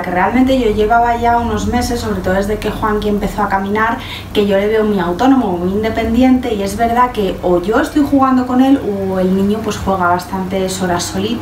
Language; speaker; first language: Spanish; native; Spanish